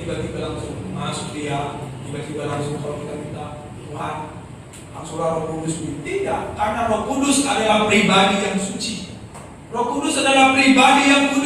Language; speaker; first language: Indonesian; native; Indonesian